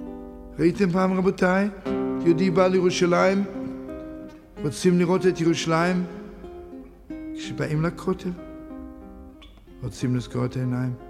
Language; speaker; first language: Hebrew; non-native, fluent; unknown